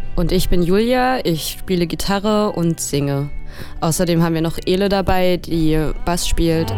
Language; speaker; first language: German; native; German